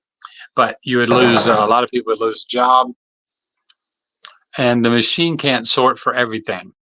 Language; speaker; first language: English; native; English